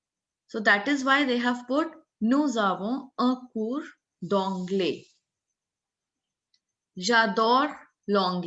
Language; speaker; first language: French; non-native, fluent; Hindi